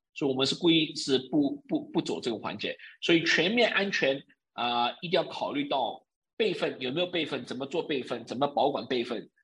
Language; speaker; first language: Chinese; early bilingual, heritage; Chinese